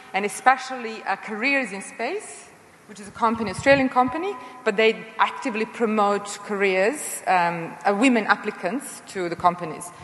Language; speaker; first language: English; non-native, fluent; Serbian